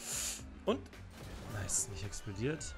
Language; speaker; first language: German; native; German